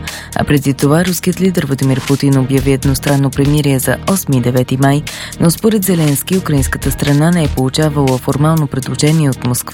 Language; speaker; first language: Bulgarian; native; Bulgarian